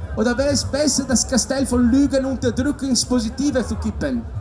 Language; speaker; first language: German; non-native, learner; Italian